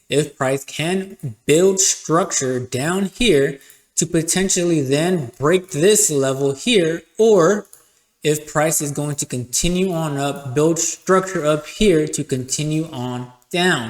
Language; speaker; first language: English; native; English